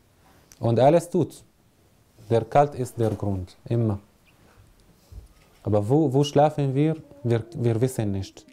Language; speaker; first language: German; non-native, learner; Arabic